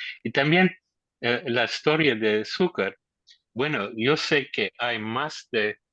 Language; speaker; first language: Spanish; non-native, learner; English